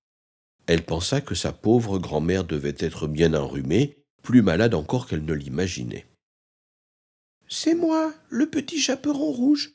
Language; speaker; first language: French; native; French